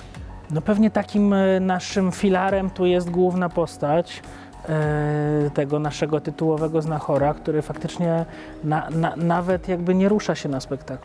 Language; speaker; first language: Polish; native; Polish